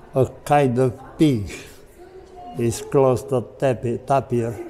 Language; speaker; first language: English; non-native, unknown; Romanian